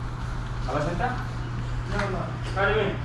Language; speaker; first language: Arabic; non-native, learner; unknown